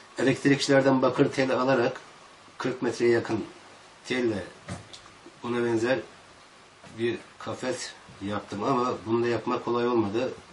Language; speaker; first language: Turkish; native; Turkish